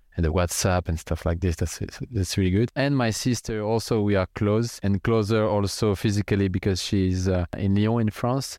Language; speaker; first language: English; non-native, fluent; French